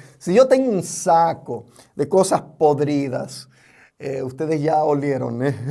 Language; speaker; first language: Spanish; non-native, fluent; English